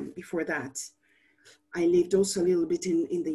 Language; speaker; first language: English; non-native, fluent; Italian